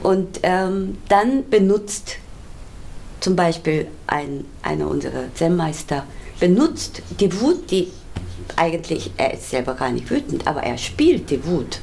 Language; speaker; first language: German; non-native, fluent; Korean